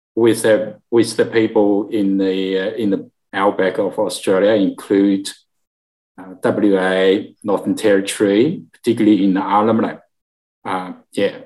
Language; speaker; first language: English; non-native, learner; Chinese